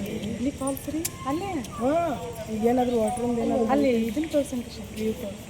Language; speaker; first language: Kannada; native; Kannada